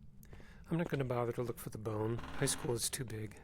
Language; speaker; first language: English; native; English